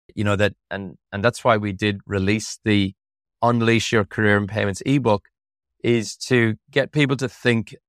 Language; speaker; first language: English; native; English